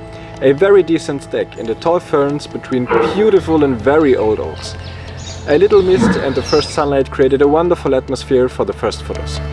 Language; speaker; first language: English; non-native, fluent; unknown